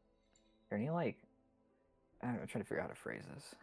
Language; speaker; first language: English; native; English